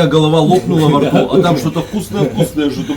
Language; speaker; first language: Russian; native; Russian